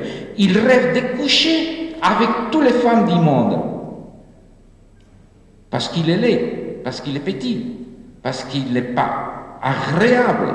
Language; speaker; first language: French; non-native, fluent; Spanish